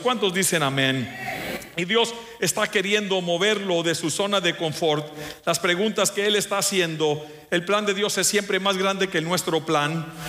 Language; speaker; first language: Spanish; early bilingual, heritage; Spanish